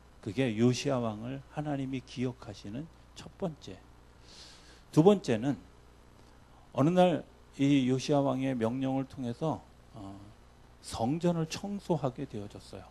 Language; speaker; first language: Korean; native; Korean